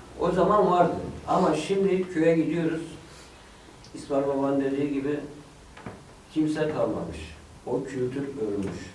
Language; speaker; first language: Turkish; native; Turkish